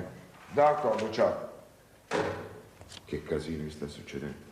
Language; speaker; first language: Italian; native; Italian